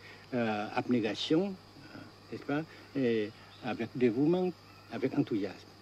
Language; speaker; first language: French; non-native, fluent; Vietnamese